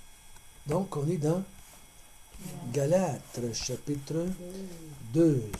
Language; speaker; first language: French; native; French